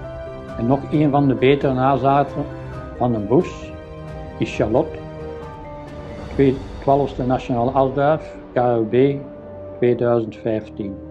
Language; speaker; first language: Dutch; native; Dutch